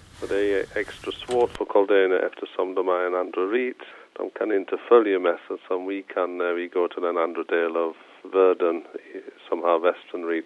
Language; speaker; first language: Swedish; non-native, fluent; English